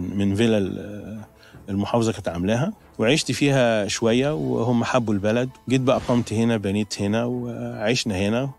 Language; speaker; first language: Egyptian Arabic; native; Egyptian Arabic